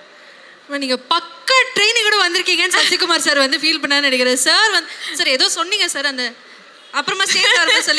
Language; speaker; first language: Tamil; native; Tamil